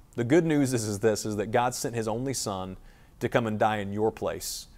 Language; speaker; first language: English; native; English